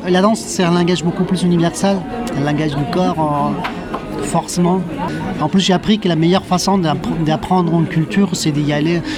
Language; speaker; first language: French; non-native, fluent; Spanish